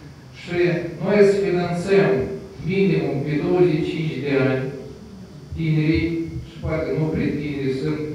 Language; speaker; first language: Romanian; non-native, local second language; Russian